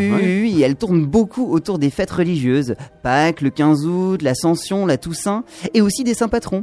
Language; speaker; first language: French; native; French